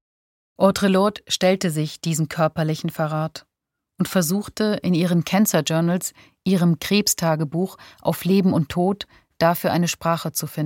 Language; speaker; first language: German; native; German